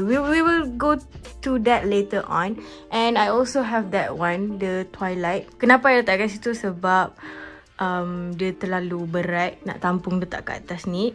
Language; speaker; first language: English; non-native, local second language; Malay